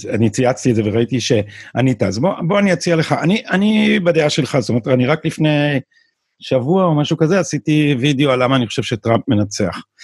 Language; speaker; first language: Hebrew; native; Hebrew